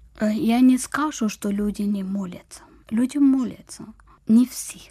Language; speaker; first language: Ukrainian; non-native, learner; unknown